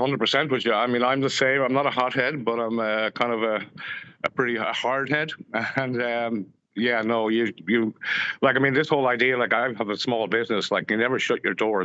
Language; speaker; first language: English; native; English